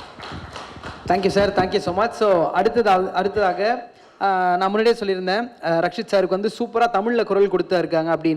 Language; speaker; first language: Tamil; native; Tamil